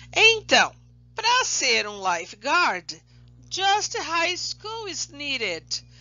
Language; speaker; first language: English; non-native, fluent; Portuguese